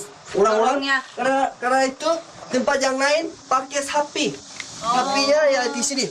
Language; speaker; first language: Indonesian; non-native, learner; Korean